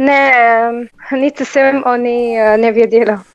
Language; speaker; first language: Czech; non-native, learner; Arabic